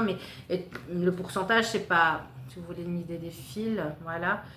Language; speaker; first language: French; native; French